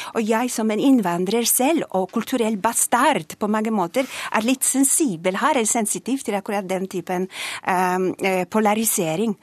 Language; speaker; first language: Norwegian; non-native, fluent; Polish